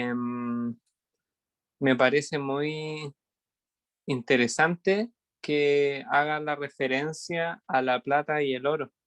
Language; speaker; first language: Spanish; native; Spanish